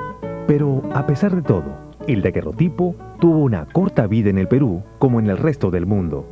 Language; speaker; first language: Spanish; native; Spanish